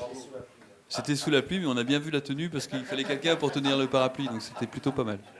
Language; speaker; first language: French; native; French